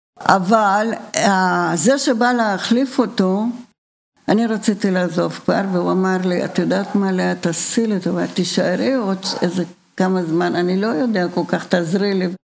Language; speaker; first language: Hebrew; early bilingual, other home language; Bulgarian